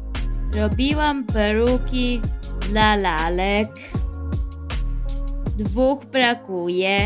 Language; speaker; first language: Polish; early bilingual, heritage; Polish